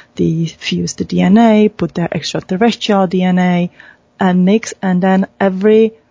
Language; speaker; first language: English; non-native, fluent; Czech